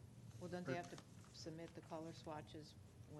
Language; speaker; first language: English; native; English